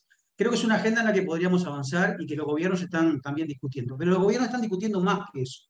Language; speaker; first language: Spanish; native; Spanish